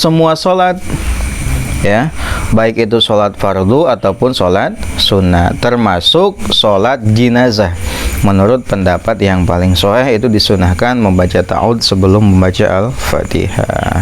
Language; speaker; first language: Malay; non-native, local second language; Sundanese